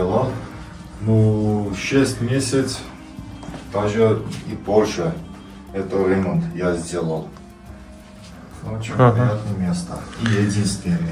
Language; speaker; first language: Russian; non-native, learner; Armenian